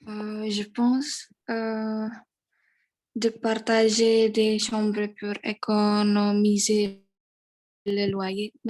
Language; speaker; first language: French; non-native, learner; Indonesian